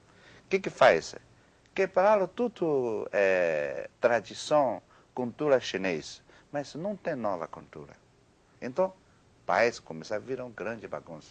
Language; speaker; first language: Portuguese; non-native, learner; Chinese